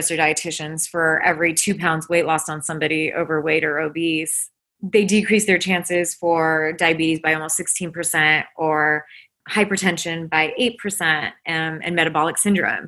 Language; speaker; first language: English; native; English